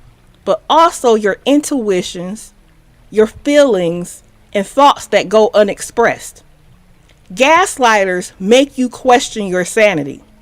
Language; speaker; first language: English; native; English